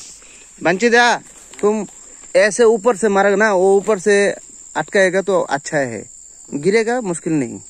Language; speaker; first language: Hindi; non-native, learner; Bangla